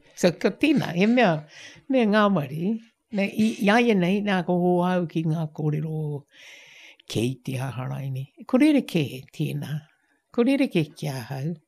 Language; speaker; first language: Māori; native; Māori